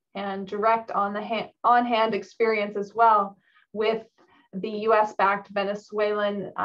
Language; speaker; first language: English; native; English